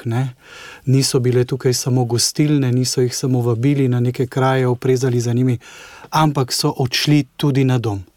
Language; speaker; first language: Slovenian; native; Slovenian